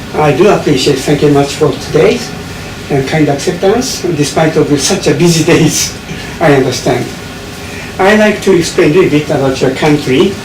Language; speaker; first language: English; non-native, learner; Japanese